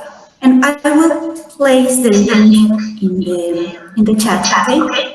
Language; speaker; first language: English; non-native, fluent; Spanish